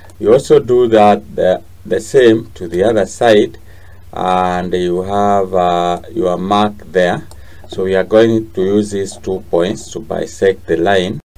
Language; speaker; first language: English; non-native, local second language; Swahili